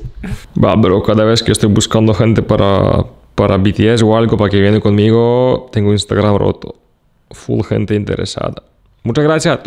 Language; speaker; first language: Spanish; non-native, fluent; Russian